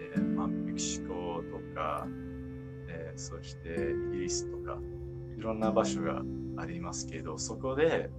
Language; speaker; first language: Japanese; non-native, fluent; English